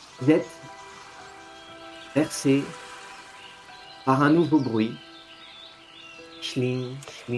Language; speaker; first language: French; native; French